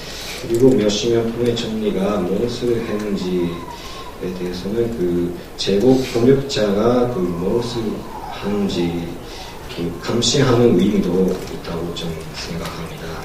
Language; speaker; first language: Korean; non-native, learner; Japanese